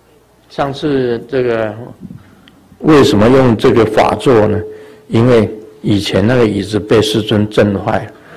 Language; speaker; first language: Chinese; native; Chinese